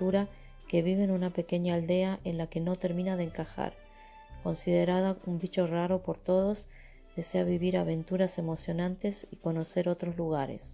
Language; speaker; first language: Spanish; native; Spanish